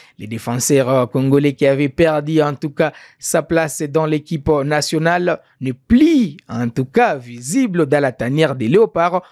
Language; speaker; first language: French; non-native, local second language; Swahili